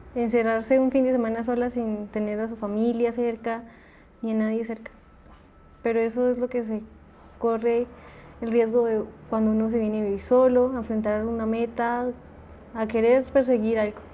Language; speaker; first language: Spanish; native; Spanish